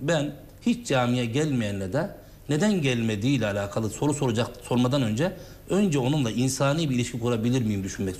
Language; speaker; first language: Turkish; native; Turkish